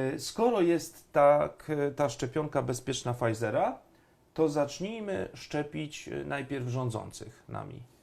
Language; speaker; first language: Polish; native; Polish